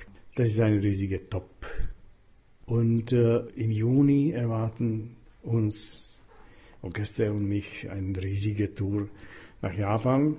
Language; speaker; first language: German; non-native, fluent; Slovak